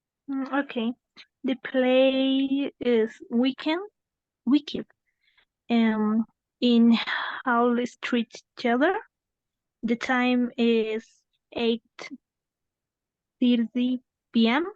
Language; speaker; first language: English; non-native, learner; Spanish